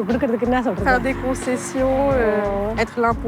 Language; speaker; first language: French; early bilingual, other home language; Tamil